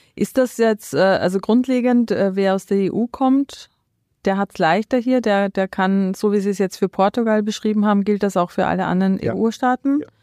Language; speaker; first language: German; native; German